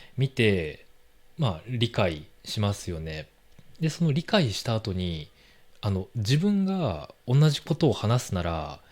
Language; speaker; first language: Japanese; native; Japanese